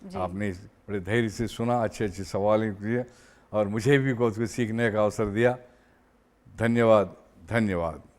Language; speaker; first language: Hindi; non-native, local second language; Telugu